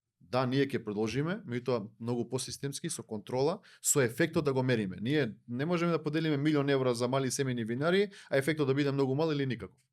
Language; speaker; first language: Macedonian; native; Macedonian